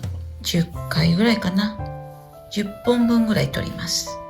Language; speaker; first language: Japanese; native; Japanese